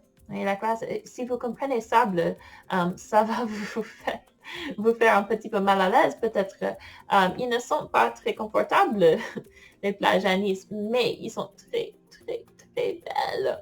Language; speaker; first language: French; non-native, fluent; English